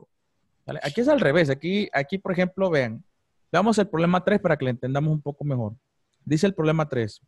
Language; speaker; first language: Spanish; native; Spanish